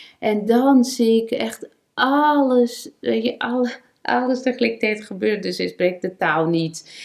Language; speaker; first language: Dutch; non-native, fluent; Portuguese